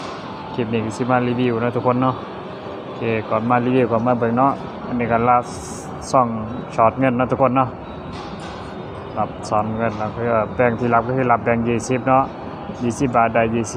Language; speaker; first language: Thai; non-native, local second language; Northeastern Thai